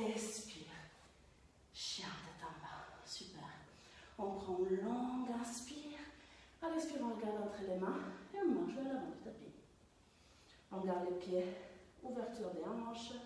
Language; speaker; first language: French; non-native, fluent; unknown